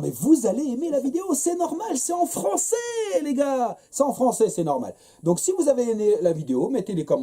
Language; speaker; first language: French; native; French